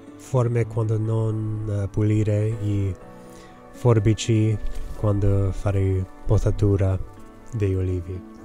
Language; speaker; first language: Italian; non-native, learner; English